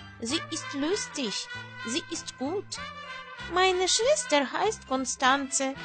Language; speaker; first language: German; non-native, learner; Russian